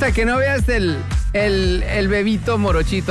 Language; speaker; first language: Spanish; native; Spanish